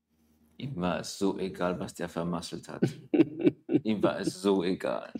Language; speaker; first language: German; native; German